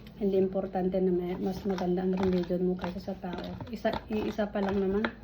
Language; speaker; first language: Filipino; non-native, local second language; Iloko